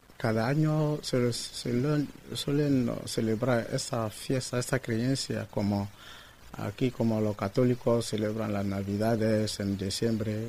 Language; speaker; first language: Spanish; non-native, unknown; Akan